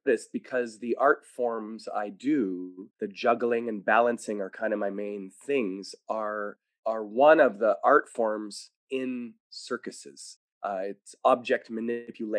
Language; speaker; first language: English; native; English